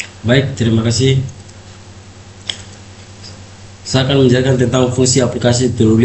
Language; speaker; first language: Indonesian; native; Indonesian